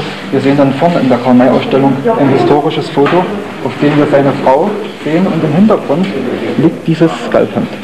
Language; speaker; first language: German; native; German